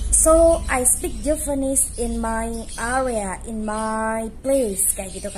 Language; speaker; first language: English; non-native, learner; Javanese